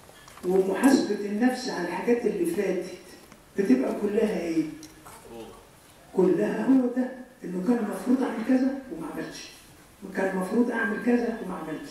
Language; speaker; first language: Arabic; native; Arabic